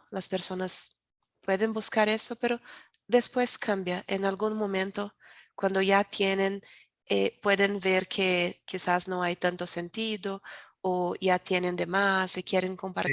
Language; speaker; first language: Spanish; non-native, learner; Portuguese